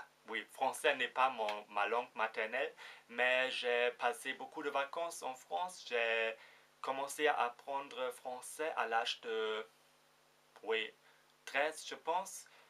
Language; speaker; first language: French; non-native, fluent; German